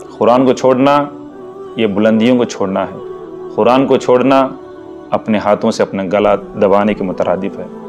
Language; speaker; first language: Urdu; native; Urdu